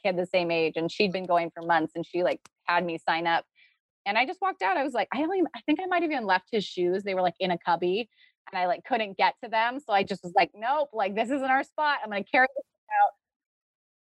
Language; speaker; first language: English; native; English